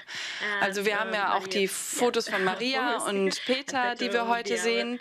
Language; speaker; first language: German; non-native, fluent; Russian